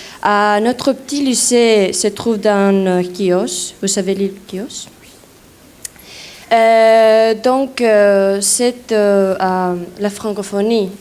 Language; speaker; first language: French; non-native, learner; Greek